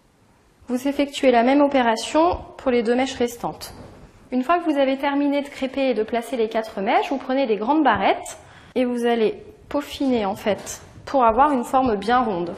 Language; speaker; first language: French; native; French